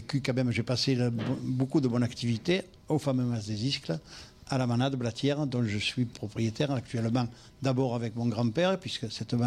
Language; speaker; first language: French; native; French